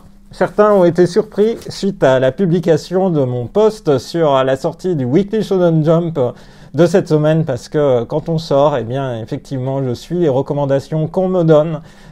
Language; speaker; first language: French; native; French